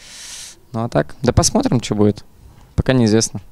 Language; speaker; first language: Russian; native; Russian